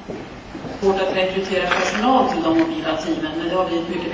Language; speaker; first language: Swedish; native; Swedish